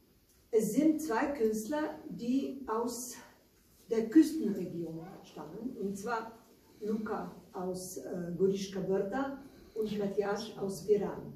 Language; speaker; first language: German; non-native, learner; Slovenian